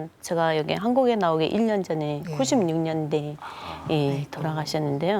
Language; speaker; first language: Korean; non-native, fluent; Mongolian